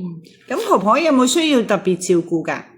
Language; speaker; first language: Cantonese; native; Cantonese